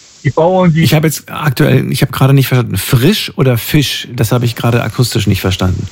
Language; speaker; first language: German; native; German